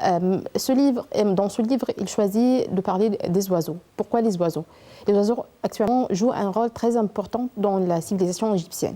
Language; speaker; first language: French; non-native, learner; Arabic